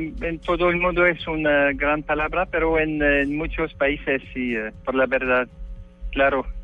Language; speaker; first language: Spanish; non-native, learner; French